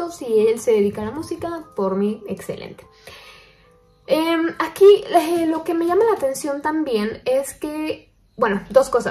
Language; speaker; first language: Spanish; native; Spanish